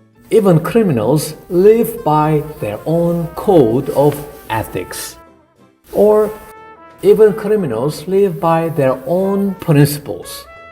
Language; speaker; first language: English; non-native, fluent; Korean